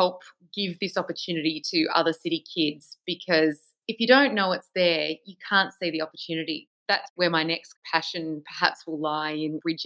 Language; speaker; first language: English; native; English